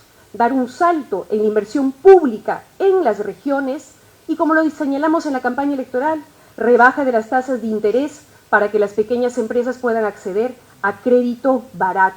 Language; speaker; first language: Spanish; native; Spanish